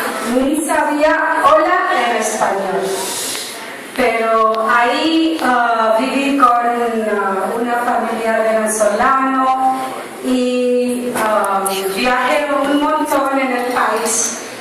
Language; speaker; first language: Spanish; non-native, learner; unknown